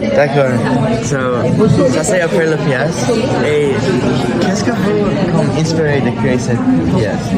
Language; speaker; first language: French; non-native, learner; English